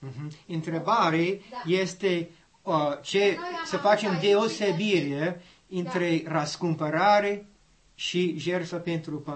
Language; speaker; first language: Romanian; non-native, learner; English